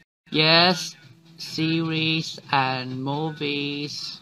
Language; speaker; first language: English; non-native, learner; Thai